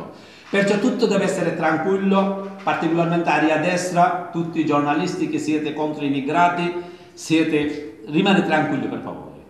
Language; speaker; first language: Italian; non-native, learner; Bangla